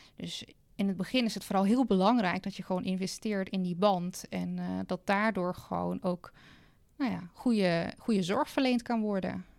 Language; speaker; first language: Dutch; non-native, fluent; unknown